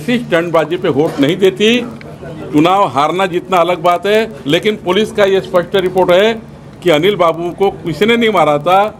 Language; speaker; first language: Hindi; non-native, local second language; Marathi